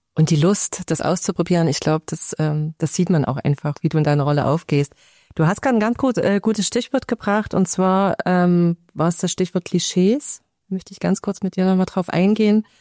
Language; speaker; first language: German; native; German